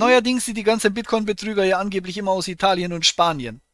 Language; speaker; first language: German; native; German